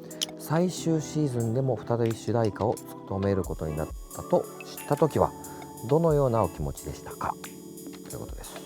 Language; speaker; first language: Japanese; native; Japanese